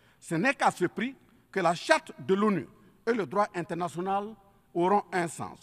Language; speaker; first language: French; native; French